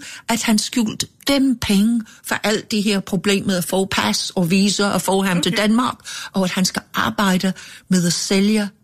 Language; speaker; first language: Danish; non-native, fluent; English